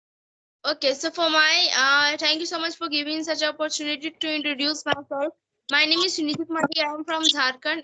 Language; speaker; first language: English; non-native, learner; Hindi